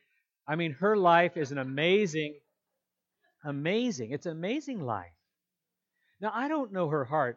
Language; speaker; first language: English; native; English